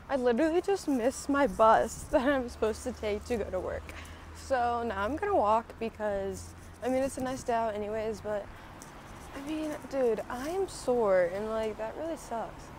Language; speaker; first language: English; native; English